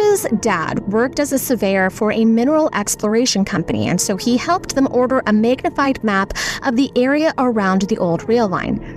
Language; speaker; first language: English; native; English